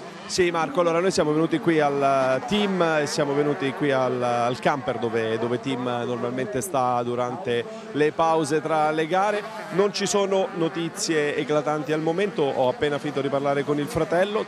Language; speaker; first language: Italian; native; Italian